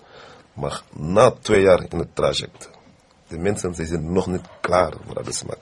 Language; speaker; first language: Dutch; non-native, fluent; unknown